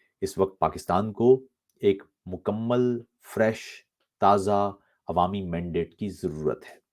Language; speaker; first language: Urdu; native; Urdu